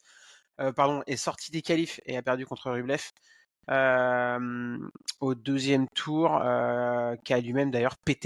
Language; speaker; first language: French; native; French